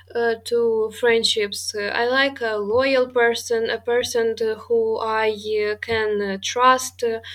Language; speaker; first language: English; non-native, fluent; Romanian